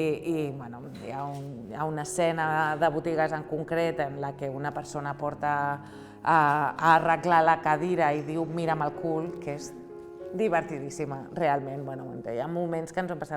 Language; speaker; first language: Catalan; native; Catalan